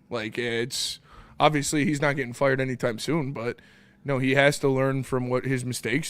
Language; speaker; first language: English; native; English